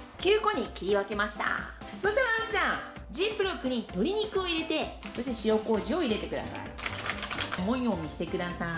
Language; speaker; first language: Japanese; native; Japanese